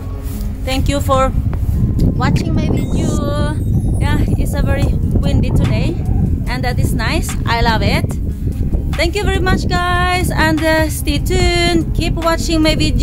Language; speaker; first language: English; non-native, learner; Filipino